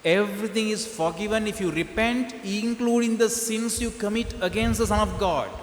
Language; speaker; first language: English; non-native, local second language; Sinhala